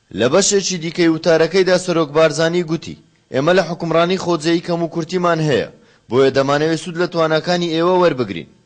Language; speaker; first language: Central Kurdish; native; Central Kurdish